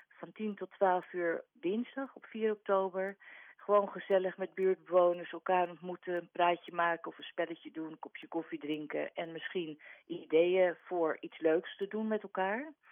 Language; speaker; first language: Dutch; native; Dutch